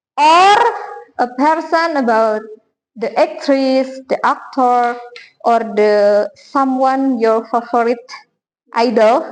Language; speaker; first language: English; non-native, learner; Indonesian